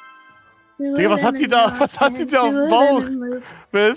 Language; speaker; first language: German; native; German